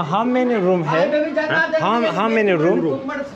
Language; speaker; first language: English; non-native, learner; Turkish